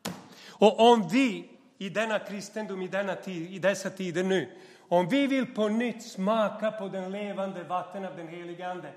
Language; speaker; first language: Swedish; non-native, fluent; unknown